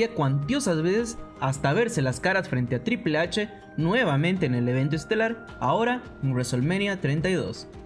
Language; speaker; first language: Spanish; native; Spanish